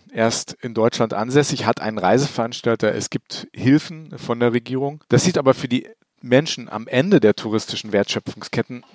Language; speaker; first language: German; native; German